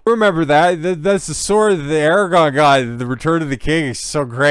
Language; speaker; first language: English; native; English